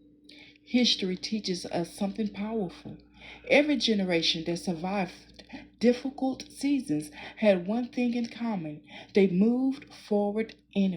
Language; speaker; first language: English; native; English